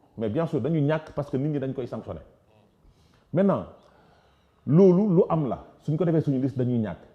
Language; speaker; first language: Wolof; native; Wolof